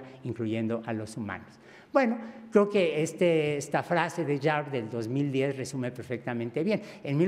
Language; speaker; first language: Spanish; native; Spanish